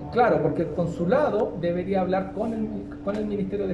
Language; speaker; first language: Spanish; native; Spanish